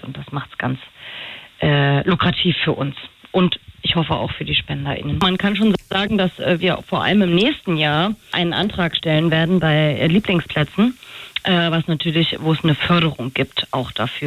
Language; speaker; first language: German; native; German